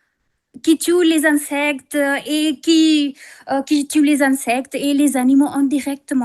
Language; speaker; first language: French; non-native, fluent; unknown